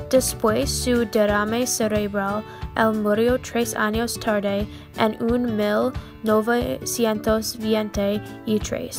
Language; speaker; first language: Spanish; non-native, learner; English